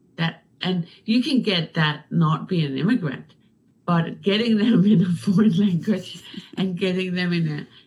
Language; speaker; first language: English; non-native, fluent; Danish